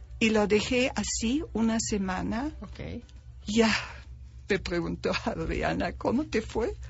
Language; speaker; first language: Spanish; non-native, fluent; German